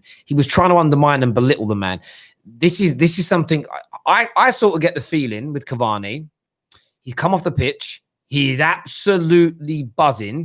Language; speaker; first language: English; native; English